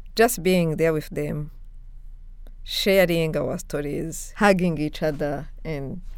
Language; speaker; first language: English; non-native, local second language; Kinyarwanda